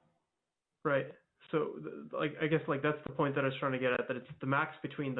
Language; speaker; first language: English; native; English